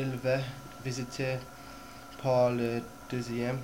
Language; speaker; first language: French; non-native, learner; English